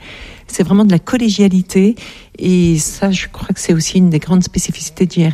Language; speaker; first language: French; native; French